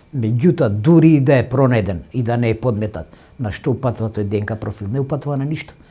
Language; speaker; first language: Macedonian; non-native, local second language; Albanian